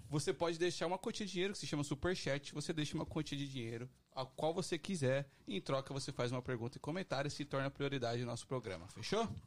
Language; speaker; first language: Portuguese; native; Portuguese